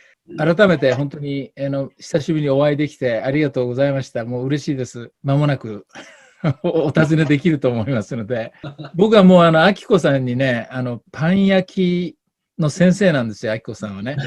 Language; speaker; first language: Japanese; native; Japanese